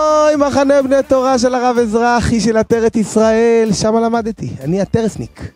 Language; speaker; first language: Hebrew; native; Hebrew